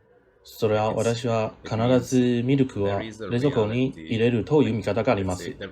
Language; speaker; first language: Japanese; non-native, learner; English